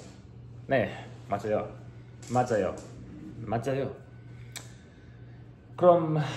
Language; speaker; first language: Korean; non-native, learner; English